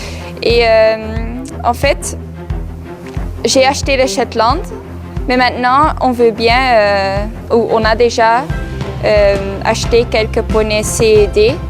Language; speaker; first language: French; non-native, local second language; Dutch